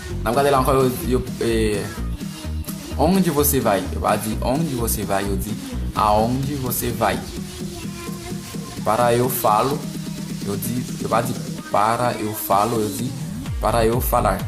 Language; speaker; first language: Portuguese; non-native, learner; Haitian Creole